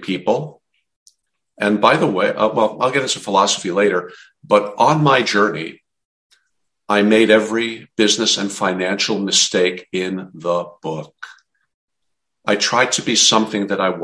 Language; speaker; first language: English; native; English